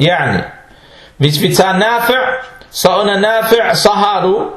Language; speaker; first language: Danish; non-native, fluent; Arabic